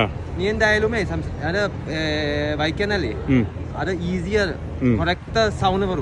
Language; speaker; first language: Malayalam; non-native, learner; Chinese